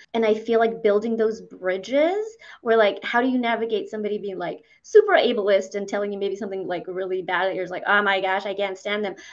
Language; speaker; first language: English; early bilingual, other home language; Spanish